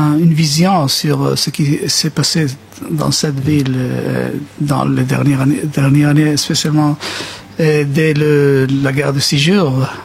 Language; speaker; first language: French; non-native, fluent; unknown